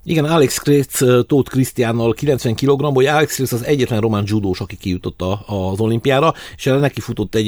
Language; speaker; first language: Hungarian; native; Hungarian